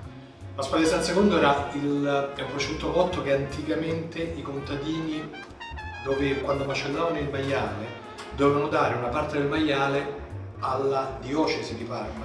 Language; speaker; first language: Italian; native; Italian